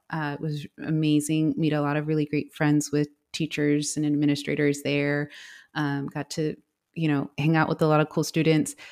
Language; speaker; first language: English; native; English